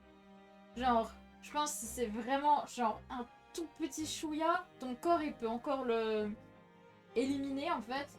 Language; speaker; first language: French; native; French